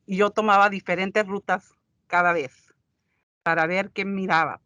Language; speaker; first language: Spanish; early bilingual, heritage; Spanish